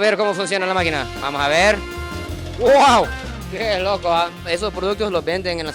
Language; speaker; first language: Spanish; non-native, fluent; Japanese